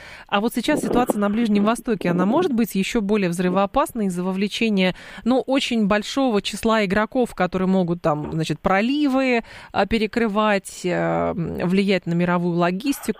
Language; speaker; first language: Russian; native; Russian